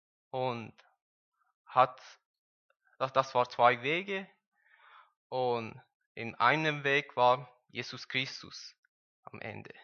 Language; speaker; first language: German; non-native, learner; Persian